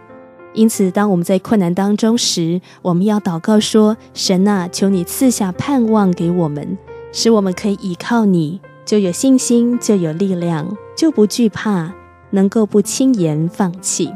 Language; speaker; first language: Chinese; native; Chinese